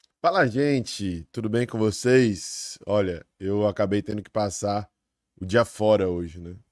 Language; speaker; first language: Portuguese; native; Portuguese